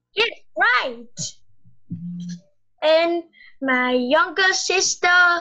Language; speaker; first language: English; non-native, learner; Vietnamese